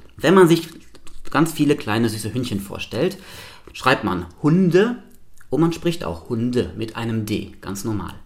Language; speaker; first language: German; non-native, local second language; Luxembourgish